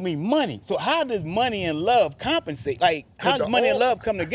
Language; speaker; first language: English; native; English